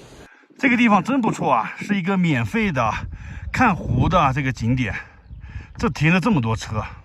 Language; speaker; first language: Chinese; native; Chinese